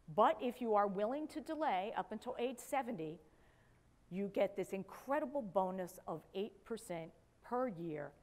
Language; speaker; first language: English; native; English